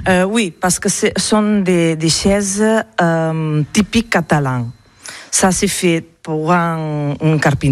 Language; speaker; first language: French; non-native, learner; Catalan